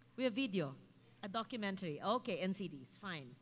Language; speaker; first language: English; non-native, local second language; Filipino